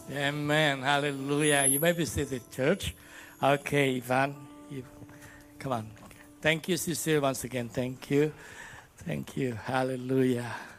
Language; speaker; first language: English; non-native, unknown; Indonesian